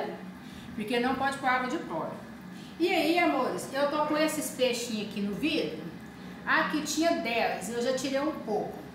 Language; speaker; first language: Portuguese; native; Portuguese